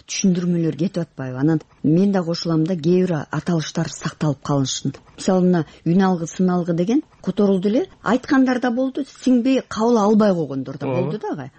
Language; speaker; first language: Kyrgyz; native; Kyrgyz